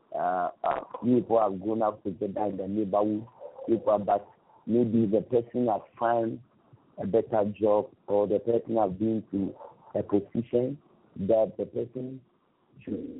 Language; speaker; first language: English; non-native, local second language; Akan